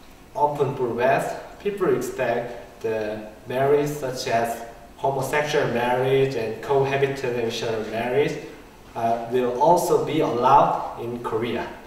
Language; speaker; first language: English; non-native, learner; Korean